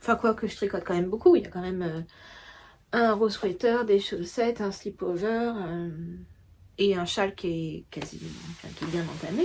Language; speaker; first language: French; native; French